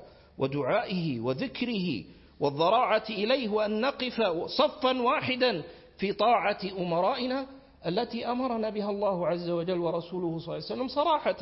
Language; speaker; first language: Arabic; native; Arabic